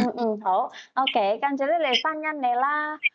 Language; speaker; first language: Cantonese; native; Cantonese